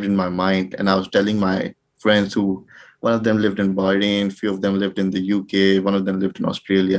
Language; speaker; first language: English; non-native, local second language; Urdu